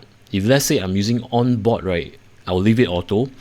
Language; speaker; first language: English; native; English